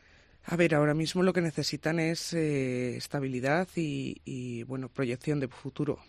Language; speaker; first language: Spanish; native; Spanish